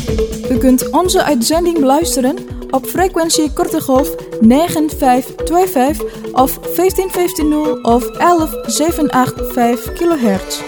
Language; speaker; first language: Dutch; non-native, fluent; Indonesian